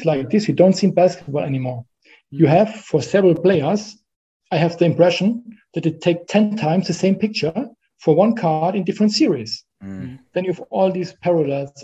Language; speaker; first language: English; non-native, fluent; French